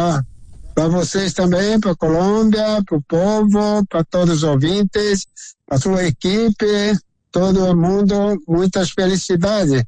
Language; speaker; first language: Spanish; non-native, learner; Portuguese